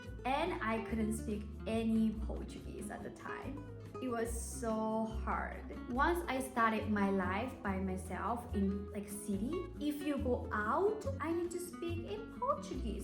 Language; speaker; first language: English; non-native, fluent; Japanese